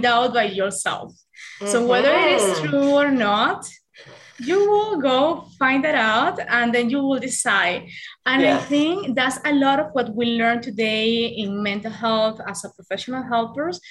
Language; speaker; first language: English; non-native, fluent; Spanish